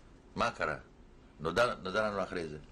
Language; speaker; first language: Hebrew; non-native, fluent; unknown